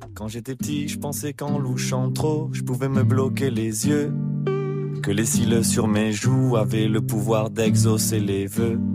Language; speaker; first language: French; non-native, fluent; English